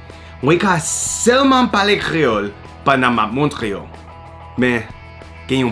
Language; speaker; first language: Haitian Creole; non-native, learner; English